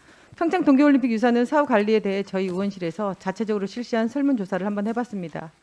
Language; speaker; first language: Korean; native; Korean